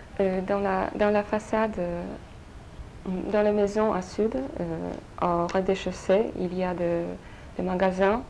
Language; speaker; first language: French; non-native, fluent; Polish